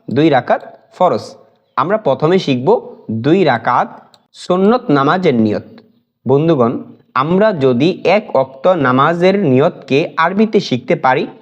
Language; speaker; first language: Bangla; native; Bangla